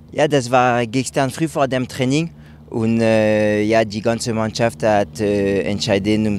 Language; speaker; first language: German; non-native, learner; French